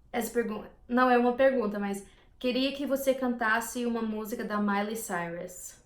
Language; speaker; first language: Portuguese; non-native, fluent; English